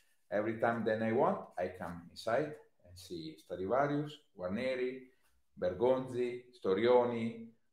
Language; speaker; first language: English; non-native, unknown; Italian